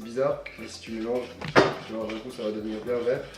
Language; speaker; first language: French; native; French